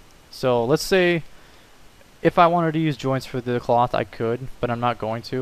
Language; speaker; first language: English; native; English